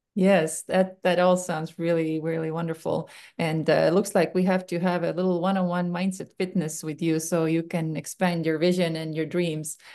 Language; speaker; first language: English; non-native, fluent; Estonian